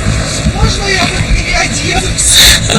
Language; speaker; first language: Russian; native; Russian